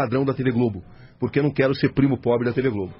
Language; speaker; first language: Portuguese; native; Portuguese